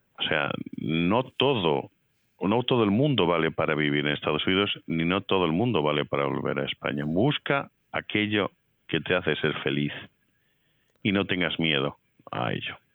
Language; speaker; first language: Spanish; native; Spanish